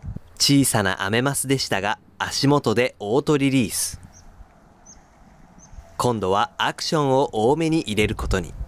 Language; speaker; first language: Japanese; native; Japanese